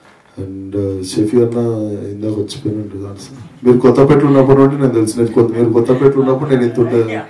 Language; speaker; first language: Telugu; native; Telugu